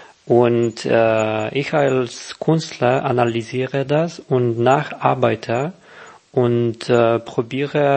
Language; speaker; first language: German; non-native, learner; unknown